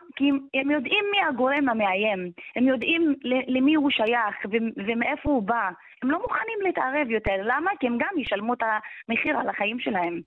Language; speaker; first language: Hebrew; non-native, local second language; Arabic